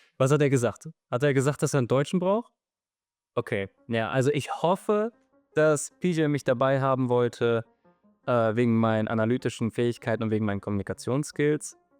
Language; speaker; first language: German; native; German